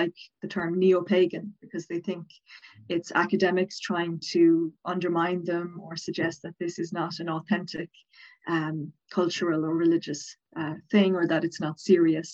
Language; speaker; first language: English; native; English